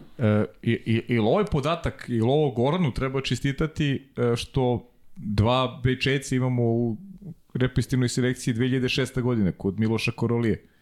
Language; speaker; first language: Serbian; native; Serbian